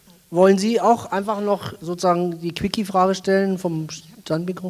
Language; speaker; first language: German; native; German